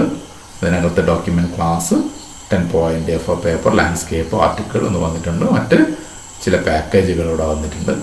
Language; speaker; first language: Malayalam; native; Malayalam